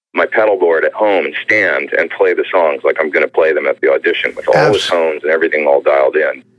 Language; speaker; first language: English; native; English